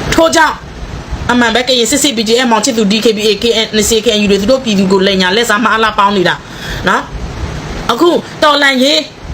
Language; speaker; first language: Burmese; non-native, local second language; S'gaw Karen